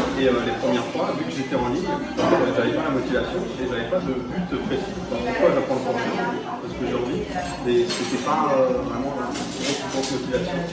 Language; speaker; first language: French; native; French